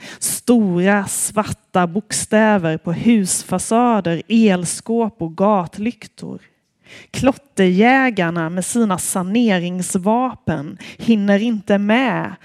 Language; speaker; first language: Swedish; native; Swedish